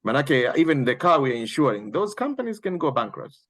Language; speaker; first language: English; non-native, local second language; Swahili